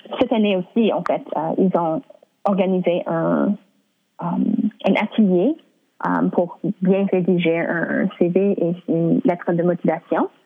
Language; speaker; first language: French; non-native, local second language; English